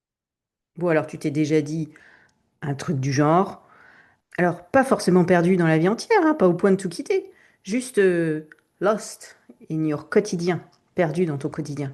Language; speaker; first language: French; native; French